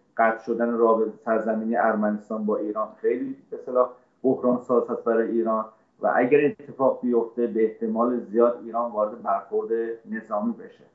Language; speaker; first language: Persian; native; Persian